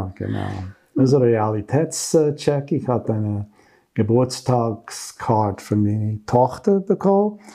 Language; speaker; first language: German; non-native, learner; English